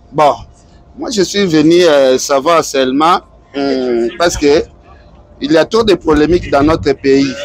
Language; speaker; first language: French; non-native, local second language; Lingala